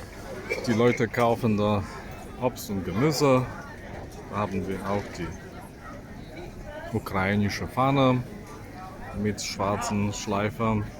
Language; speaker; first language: German; non-native, fluent; Polish